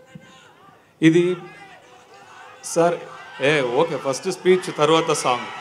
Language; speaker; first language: Telugu; non-native, learner; Tamil